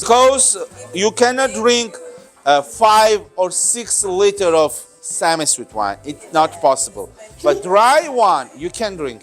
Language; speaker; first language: English; non-native, learner; Georgian